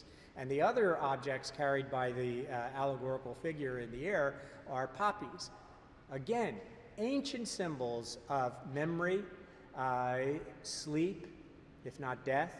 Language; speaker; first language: English; native; English